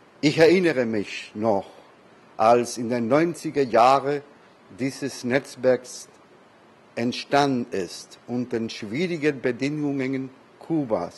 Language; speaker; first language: German; non-native, learner; Spanish